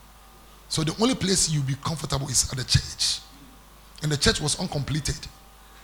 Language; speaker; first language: English; non-native, local second language; Akan